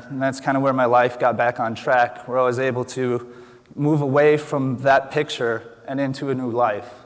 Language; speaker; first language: English; native; English